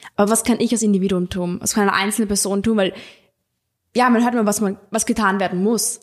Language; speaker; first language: German; native; German